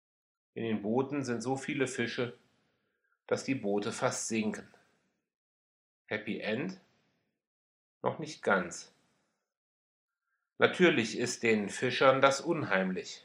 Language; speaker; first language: German; native; German